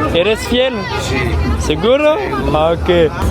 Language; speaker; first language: Spanish; non-native, learner; French